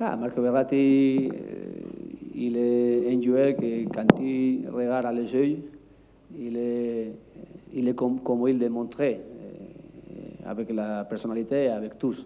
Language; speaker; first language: French; non-native, learner; Spanish